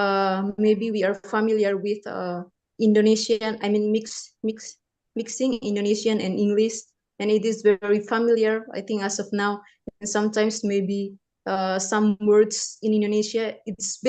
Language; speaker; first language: English; non-native, fluent; Indonesian